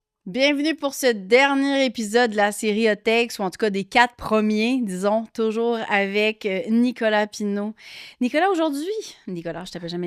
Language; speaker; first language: French; native; French